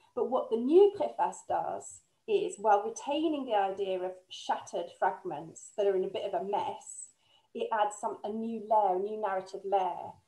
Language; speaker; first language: English; native; English